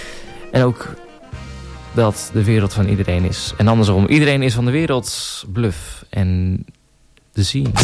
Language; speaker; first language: Dutch; native; Dutch